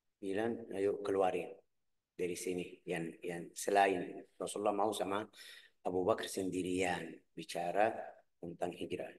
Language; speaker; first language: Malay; non-native, fluent; Arabic